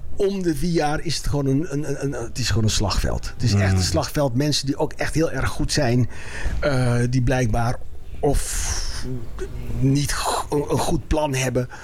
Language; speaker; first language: Dutch; early bilingual, other home language; Papiamento